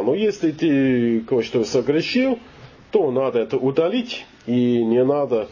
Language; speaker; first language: Russian; non-native, learner; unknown